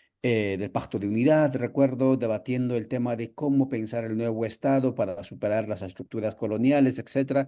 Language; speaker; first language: Spanish; native; Spanish